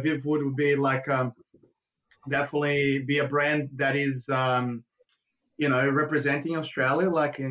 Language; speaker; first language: English; non-native, fluent; Portuguese